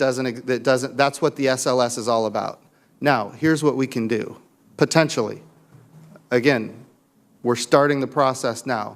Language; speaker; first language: English; native; English